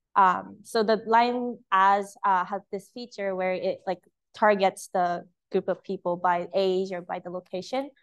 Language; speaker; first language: English; early bilingual, other home language; Japanese